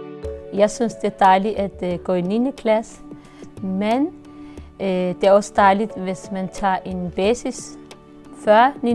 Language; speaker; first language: Danish; non-native, learner; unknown